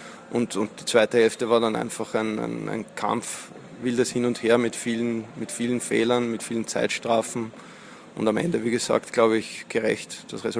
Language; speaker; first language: German; native; German